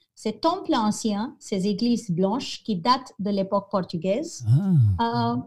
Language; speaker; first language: French; non-native, fluent; Konkani